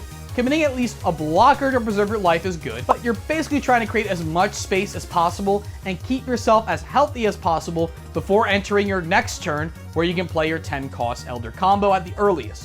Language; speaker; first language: English; native; English